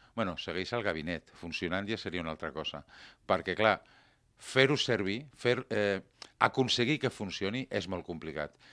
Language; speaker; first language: Catalan; non-native, local second language; Spanish